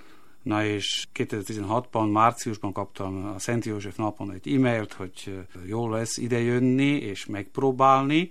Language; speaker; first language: Hungarian; non-native, local second language; Slovak